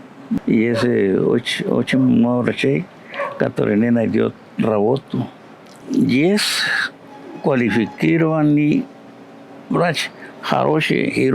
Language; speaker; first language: Russian; non-native, learner; Spanish